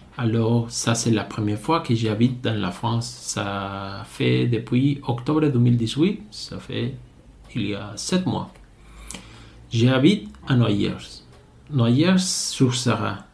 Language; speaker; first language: French; non-native, learner; Spanish